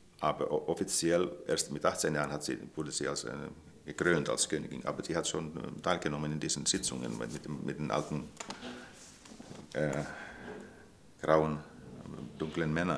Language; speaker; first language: German; non-native, fluent; Finnish